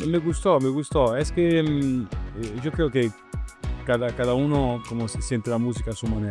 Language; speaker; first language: Spanish; non-native, learner; Italian